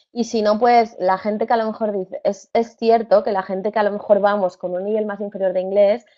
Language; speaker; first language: Spanish; native; Spanish